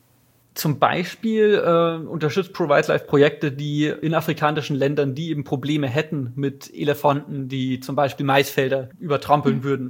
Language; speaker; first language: German; native; German